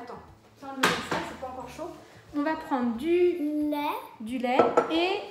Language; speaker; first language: French; native; French